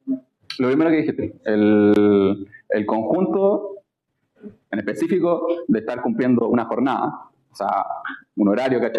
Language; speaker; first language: Spanish; native; Spanish